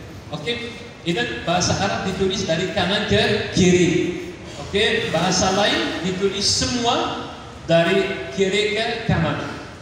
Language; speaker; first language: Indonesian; non-native, learner; Arabic